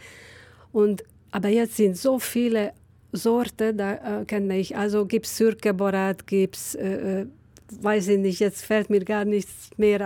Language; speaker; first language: German; non-native, fluent; Hungarian